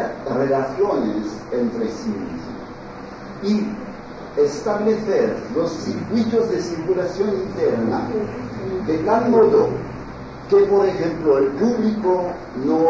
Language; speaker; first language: Spanish; non-native, fluent; French